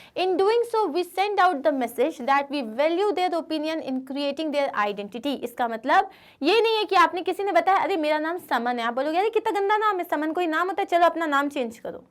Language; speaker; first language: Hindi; non-native, local second language; Telugu